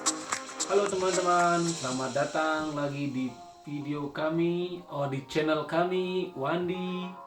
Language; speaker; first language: Indonesian; non-native, local second language; Sasak